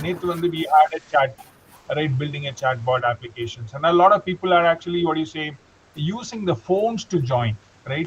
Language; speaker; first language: English; non-native, local second language; Tamil